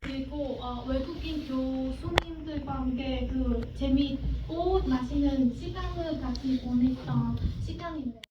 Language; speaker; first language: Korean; non-native, fluent; Vietnamese